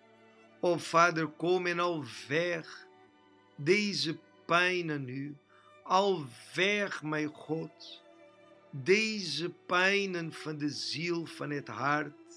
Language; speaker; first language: Dutch; non-native, fluent; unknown